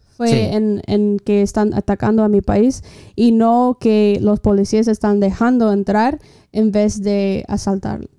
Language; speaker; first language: Spanish; non-native, fluent; English